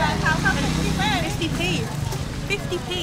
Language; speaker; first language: English; native; English